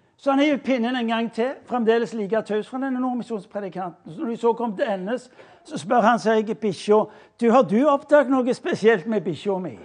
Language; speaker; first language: Norwegian; native; Norwegian